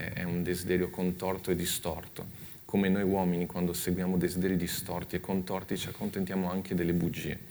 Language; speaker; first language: Italian; native; Italian